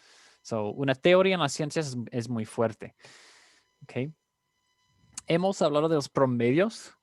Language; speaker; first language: Spanish; non-native, fluent; English